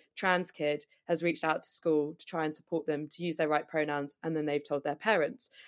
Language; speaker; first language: English; native; English